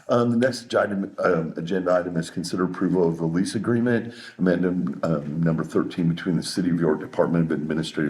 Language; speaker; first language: English; native; English